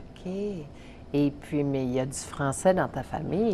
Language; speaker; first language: French; native; French